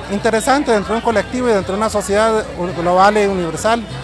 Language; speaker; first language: Spanish; non-native, local second language; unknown